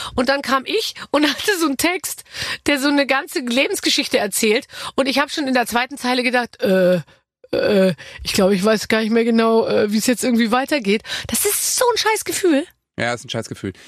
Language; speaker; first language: German; native; German